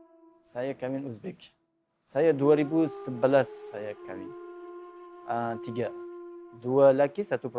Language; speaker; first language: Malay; non-native, learner; Uzbek